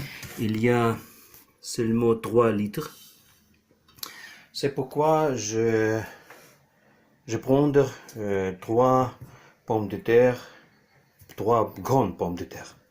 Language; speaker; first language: French; non-native, learner; Ukrainian